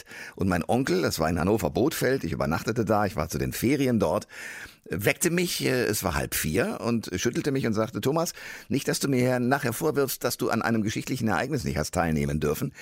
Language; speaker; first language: German; native; German